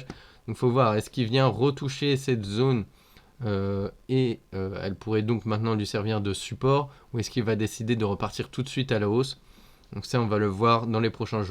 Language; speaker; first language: French; native; French